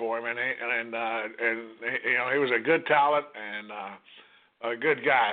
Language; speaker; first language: English; native; English